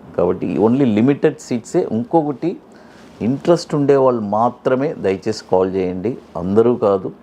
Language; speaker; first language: Telugu; native; Telugu